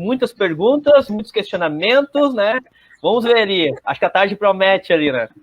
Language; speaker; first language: Portuguese; native; Portuguese